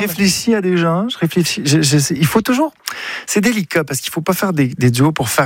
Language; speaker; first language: French; native; French